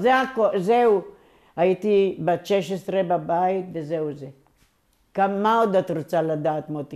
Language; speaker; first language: Hebrew; non-native, local second language; Ladino